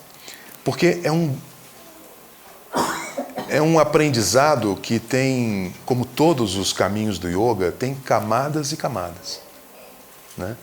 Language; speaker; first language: Portuguese; native; Portuguese